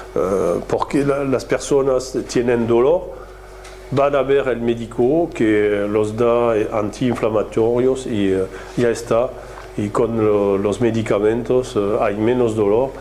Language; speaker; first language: Spanish; non-native, fluent; French